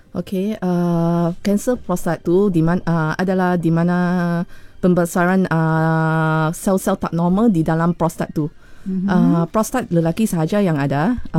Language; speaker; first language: Malay; non-native, local second language; Chinese